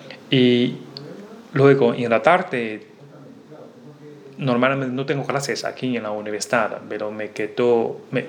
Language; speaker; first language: Spanish; non-native, learner; Chinese